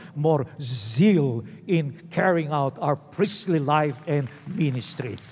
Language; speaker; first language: English; non-native, local second language; Filipino